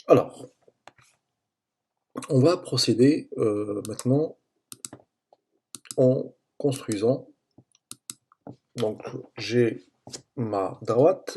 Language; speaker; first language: French; native; French